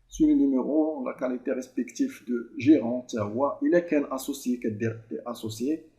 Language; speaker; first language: French; non-native, local second language; Arabic